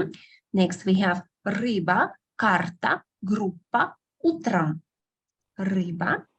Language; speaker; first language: Russian; non-native, fluent; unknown